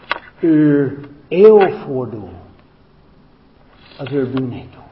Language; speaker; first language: Hungarian; non-native, fluent; English